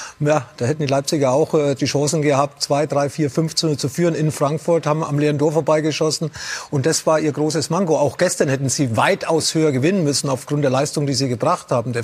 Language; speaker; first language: German; native; German